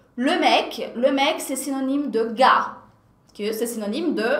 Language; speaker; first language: French; non-native, fluent; Portuguese